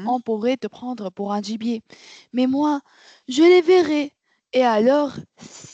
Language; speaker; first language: French; non-native, learner; Arabic